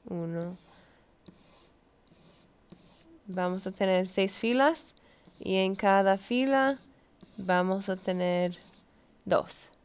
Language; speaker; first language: Spanish; early bilingual, heritage; Spanish